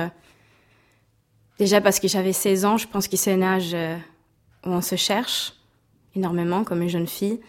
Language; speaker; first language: French; non-native, fluent; Swedish